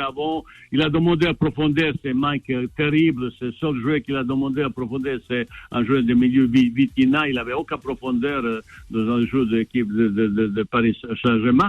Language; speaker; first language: French; non-native, fluent; Bosnian